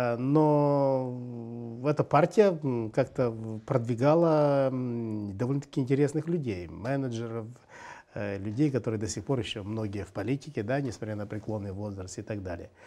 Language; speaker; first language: Russian; native; Russian